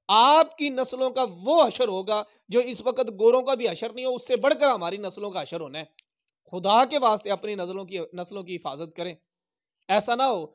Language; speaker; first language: Urdu; non-native, local second language; Punjabi